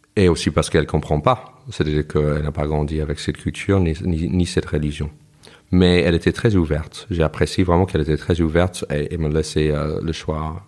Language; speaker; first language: French; non-native, fluent; English